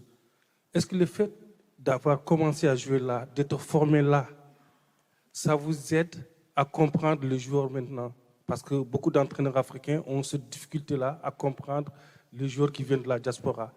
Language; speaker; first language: French; native; French